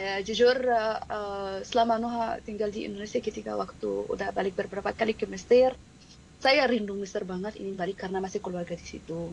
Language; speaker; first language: Indonesian; non-native, fluent; Arabic